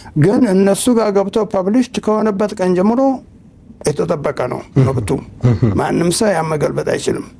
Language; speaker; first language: Amharic; native; Amharic